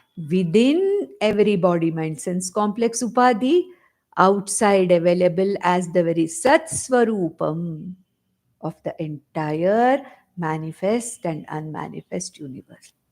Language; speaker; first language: English; non-native, local second language; Konkani